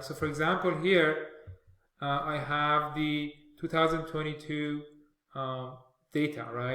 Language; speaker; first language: English; non-native, fluent; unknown